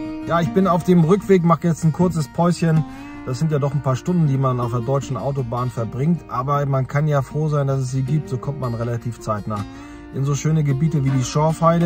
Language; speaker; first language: German; native; German